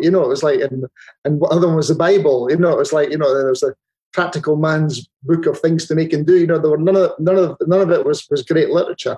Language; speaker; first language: English; native; English